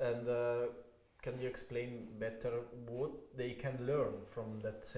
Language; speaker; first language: English; non-native, fluent; Italian